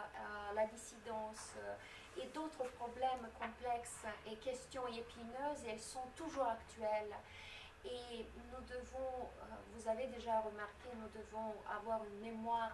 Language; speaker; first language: French; non-native, fluent; Romanian